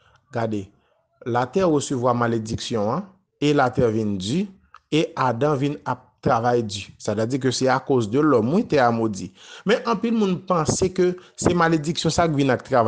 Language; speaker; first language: French; non-native, local second language; Haitian Creole